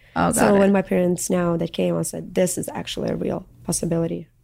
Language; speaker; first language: English; early bilingual, other home language; Russian